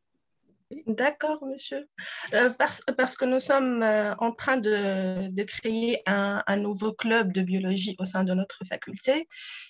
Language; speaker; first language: French; non-native, local second language; Arabic